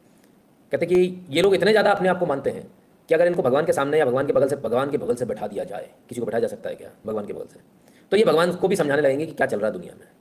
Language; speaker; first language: Hindi; native; Hindi